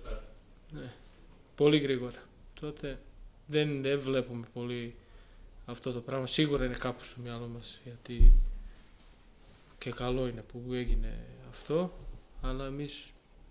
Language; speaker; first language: Greek; non-native, fluent; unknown